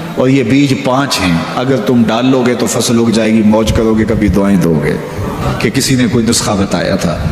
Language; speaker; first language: Urdu; non-native, local second language; Punjabi